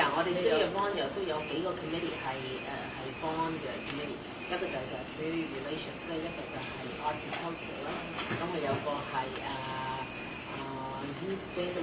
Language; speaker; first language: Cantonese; early bilingual, heritage; Cantonese